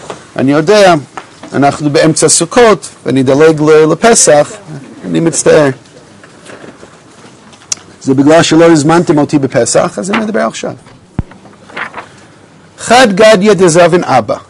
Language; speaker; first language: Hebrew; non-native, fluent; English